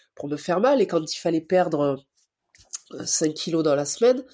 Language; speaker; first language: French; native; French